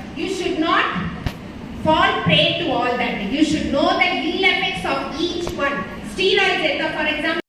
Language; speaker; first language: English; non-native, local second language; Tamil